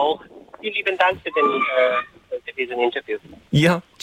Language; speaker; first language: German; non-native, fluent; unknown